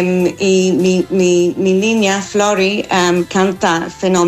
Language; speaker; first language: Spanish; non-native, fluent; English